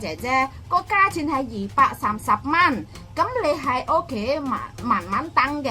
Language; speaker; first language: Cantonese; non-native, fluent; Indonesian